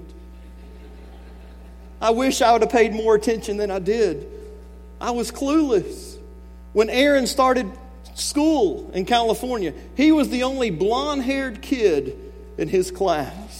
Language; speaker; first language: English; native; English